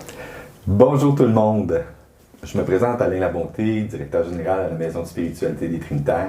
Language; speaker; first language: French; native; French